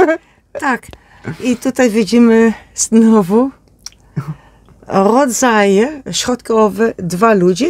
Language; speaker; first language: Polish; non-native, learner; Dutch